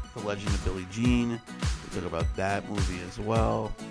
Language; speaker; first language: English; native; English